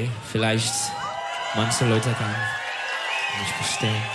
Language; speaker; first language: German; non-native, learner; Turkish